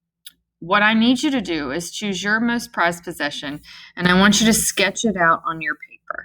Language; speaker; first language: English; native; English